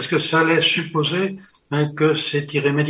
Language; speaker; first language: French; native; French